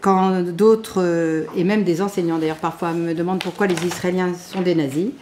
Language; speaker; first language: French; native; French